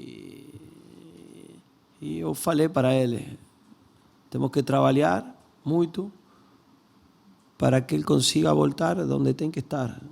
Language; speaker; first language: Portuguese; non-native, learner; Spanish